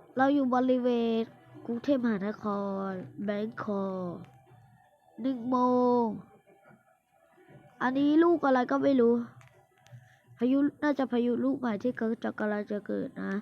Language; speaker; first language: Thai; native; Thai